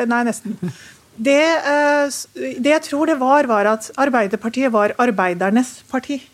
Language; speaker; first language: Norwegian; early bilingual, other home language; Urdu